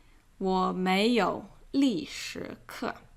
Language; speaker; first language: Chinese; non-native, fluent; English